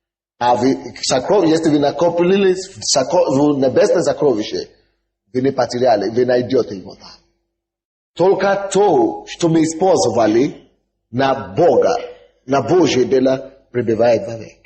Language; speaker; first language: Russian; non-native, fluent; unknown